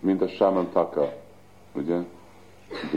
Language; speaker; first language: Hungarian; early bilingual, heritage; Hungarian